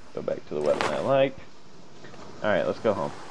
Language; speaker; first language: English; native; English